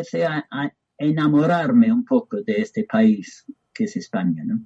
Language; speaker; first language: Spanish; non-native, fluent; English